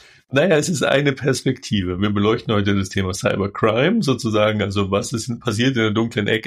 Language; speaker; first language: German; native; German